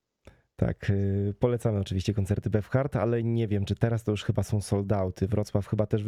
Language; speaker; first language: Polish; native; Polish